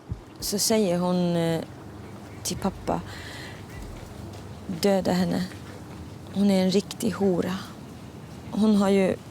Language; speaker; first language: Swedish; early bilingual, other home language; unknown